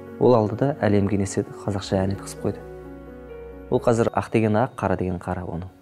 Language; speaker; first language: Kazakh; native; Kazakh